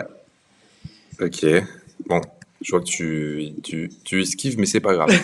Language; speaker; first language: French; native; French